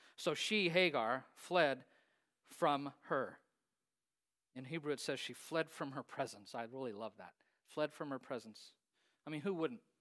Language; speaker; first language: English; native; English